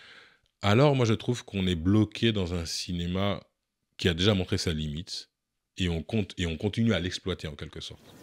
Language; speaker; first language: French; native; French